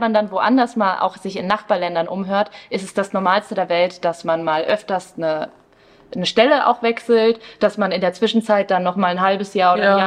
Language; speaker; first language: German; early bilingual, other home language; Spanish